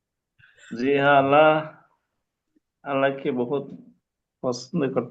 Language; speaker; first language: Hindi; non-native, learner; Bangla